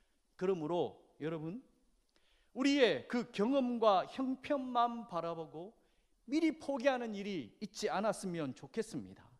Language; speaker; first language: Korean; native; Korean